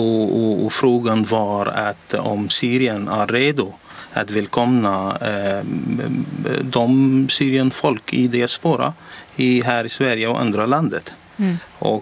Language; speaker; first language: Swedish; non-native, learner; Arabic